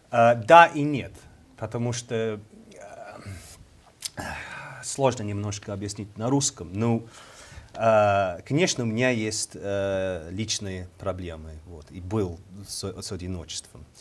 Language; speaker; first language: Russian; non-native, fluent; English